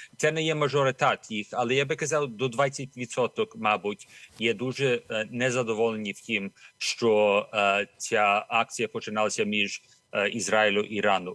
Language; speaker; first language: Ukrainian; early bilingual, heritage; Ukrainian